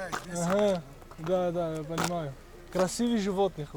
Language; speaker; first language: Russian; non-native, learner; French